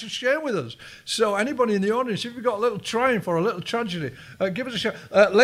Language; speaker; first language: English; native; English